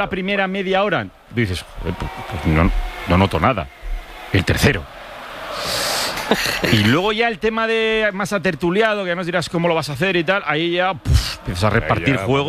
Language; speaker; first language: Spanish; native; Spanish